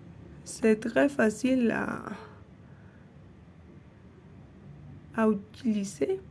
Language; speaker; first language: French; non-native, learner; Spanish